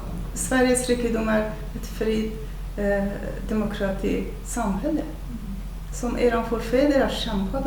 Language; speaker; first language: Swedish; non-native, fluent; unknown